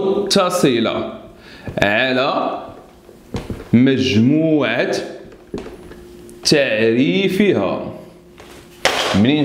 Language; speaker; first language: Arabic; native; Arabic